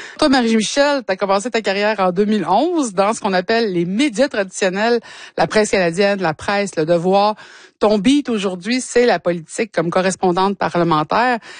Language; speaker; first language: French; native; French